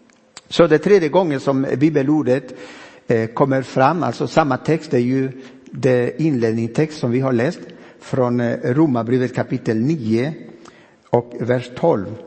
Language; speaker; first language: Swedish; non-native, fluent; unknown